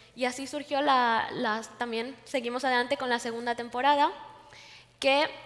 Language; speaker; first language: Spanish; native; Spanish